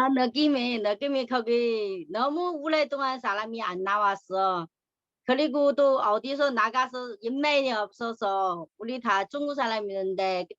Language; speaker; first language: Korean; non-native, learner; Chinese